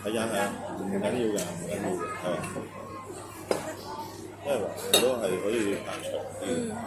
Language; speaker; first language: Cantonese; native; Cantonese